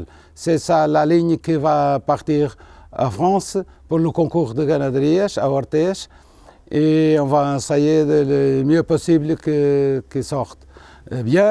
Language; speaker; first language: French; non-native, learner; Portuguese